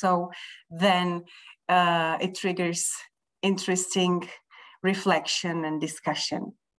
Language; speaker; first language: English; non-native, fluent; Czech